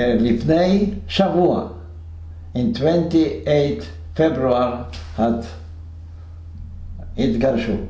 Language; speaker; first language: Hebrew; non-native, fluent; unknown